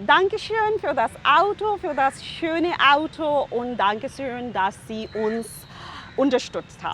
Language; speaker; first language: German; non-native, fluent; Urdu